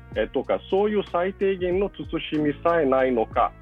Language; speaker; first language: Japanese; non-native, fluent; Portuguese